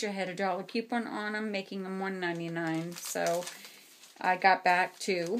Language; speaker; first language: English; native; English